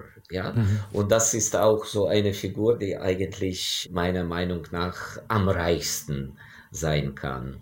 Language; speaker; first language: German; non-native, fluent; Ukrainian